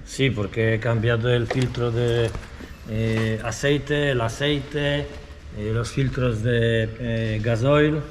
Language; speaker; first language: Spanish; non-native, fluent; Polish